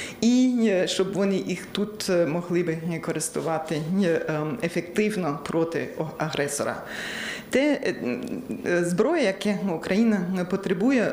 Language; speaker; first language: Ukrainian; non-native, learner; German